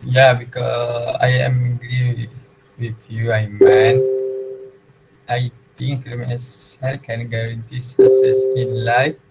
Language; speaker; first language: English; non-native, local second language; Malay